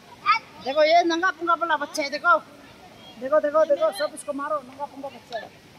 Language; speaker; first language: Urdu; non-native, local second language; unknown